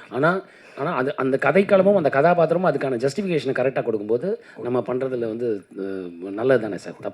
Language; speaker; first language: Tamil; native; Tamil